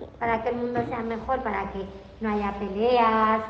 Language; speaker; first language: Spanish; native; Spanish